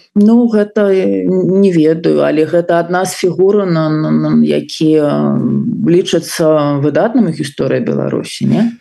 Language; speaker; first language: Belarusian; non-native, local second language; Russian